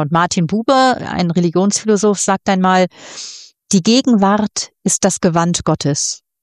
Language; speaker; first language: German; native; German